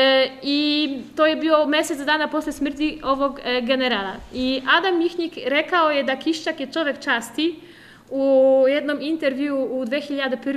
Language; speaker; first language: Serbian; non-native, fluent; Polish